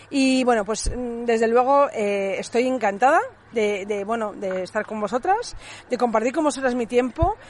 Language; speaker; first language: Spanish; non-native, fluent; Swedish